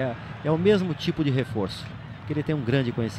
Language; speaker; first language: Portuguese; native; Portuguese